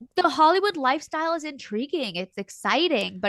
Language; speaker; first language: English; native; English